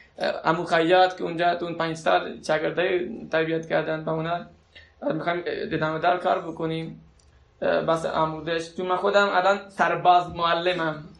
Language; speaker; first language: Persian; non-native, local second language; Baluchi